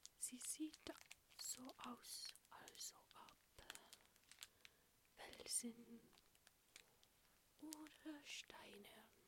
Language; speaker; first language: German; non-native, learner; English